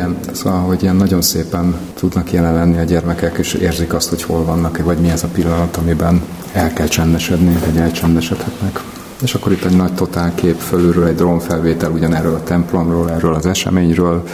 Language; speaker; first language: Hungarian; native; Hungarian